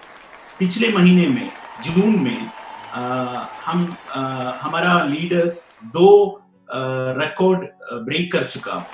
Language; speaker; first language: Hindi; non-native, local second language; Malayalam